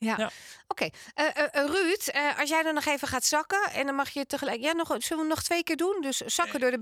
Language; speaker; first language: Dutch; native; Dutch